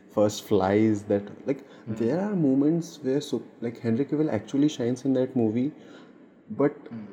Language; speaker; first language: English; non-native, local second language; Hindi